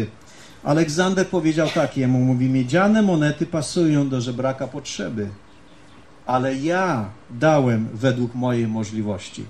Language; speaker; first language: Polish; early bilingual, heritage; Polish